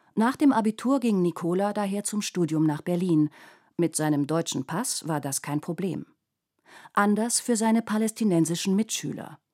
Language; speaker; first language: German; native; German